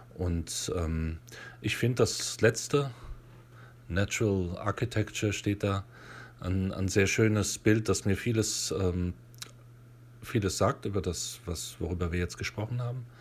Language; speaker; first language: German; native; German